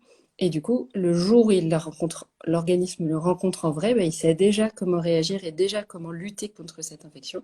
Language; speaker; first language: French; native; French